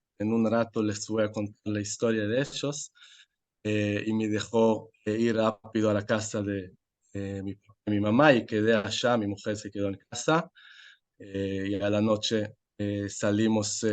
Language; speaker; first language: Spanish; non-native, fluent; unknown